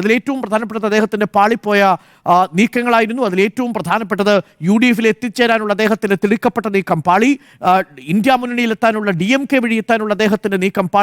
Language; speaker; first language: Malayalam; native; Malayalam